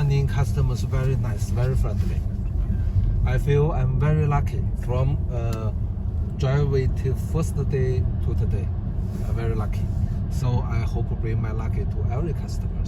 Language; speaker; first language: English; non-native, learner; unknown